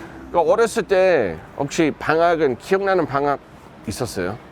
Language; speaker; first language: Korean; non-native, fluent; English